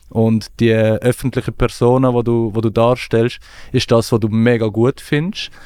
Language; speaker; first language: German; early bilingual, other home language; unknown